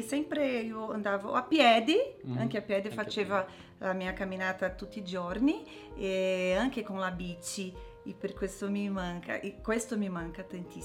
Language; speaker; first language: Italian; non-native, learner; Portuguese